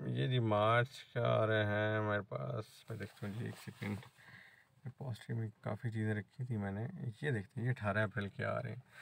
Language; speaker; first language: Urdu; native; Urdu